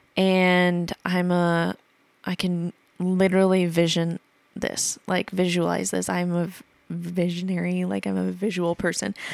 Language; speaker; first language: English; native; English